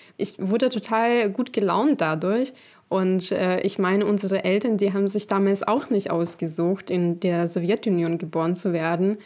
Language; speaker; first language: German; non-native, fluent; Ukrainian